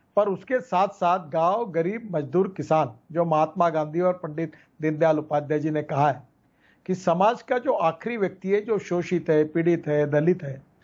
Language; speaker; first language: Hindi; non-native, local second language; Marathi